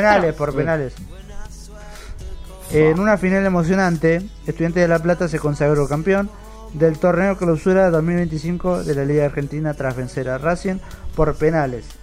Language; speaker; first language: Spanish; native; Spanish